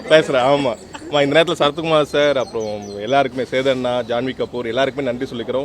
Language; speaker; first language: Tamil; native; Tamil